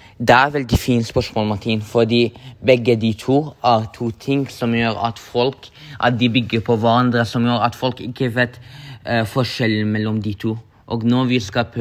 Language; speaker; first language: Norwegian; non-native, local second language; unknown